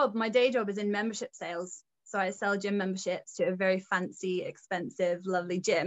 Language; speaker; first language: English; native; English